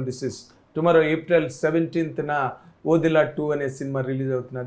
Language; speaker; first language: Telugu; native; Telugu